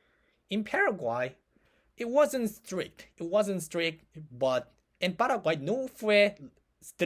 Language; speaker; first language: Spanish; non-native, learner; Korean